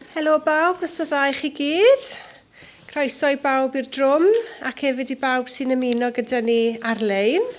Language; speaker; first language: Welsh; native; Welsh